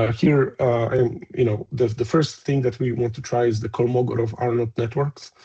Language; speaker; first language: English; non-native, fluent; Polish